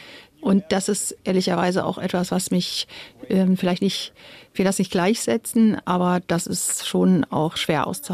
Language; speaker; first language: German; native; German